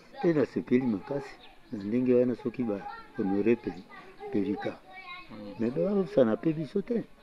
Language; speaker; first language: Lingala; native; Lingala